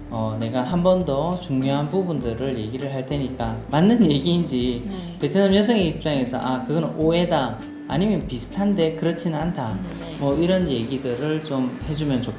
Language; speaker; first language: Korean; non-native, local second language; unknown